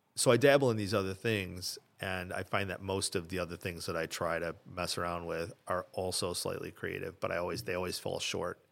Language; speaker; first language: English; early bilingual, other home language; Italian